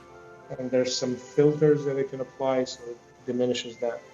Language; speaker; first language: English; non-native, fluent; Romanian